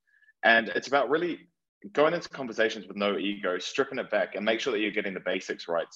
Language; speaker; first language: English; native; English